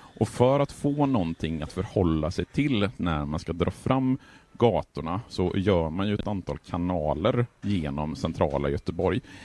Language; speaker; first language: Swedish; native; Swedish